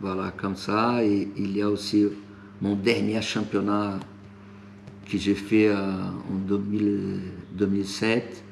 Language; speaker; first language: French; non-native, fluent; Portuguese